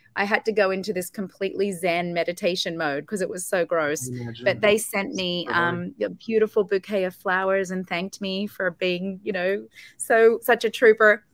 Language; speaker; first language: English; native; English